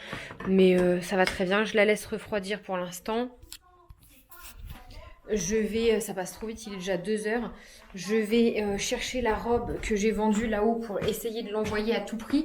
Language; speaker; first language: French; native; French